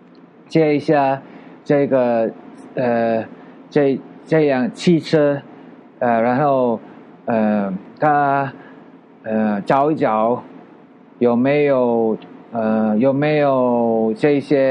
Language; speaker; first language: Chinese; non-native, learner; Filipino